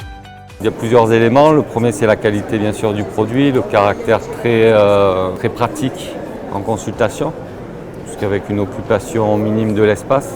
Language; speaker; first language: French; native; French